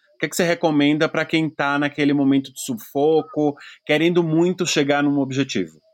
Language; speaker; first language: Portuguese; native; Portuguese